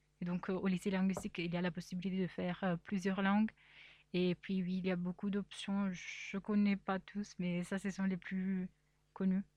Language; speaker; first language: French; non-native, fluent; Italian